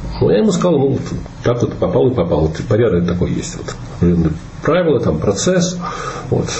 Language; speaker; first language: Russian; native; Russian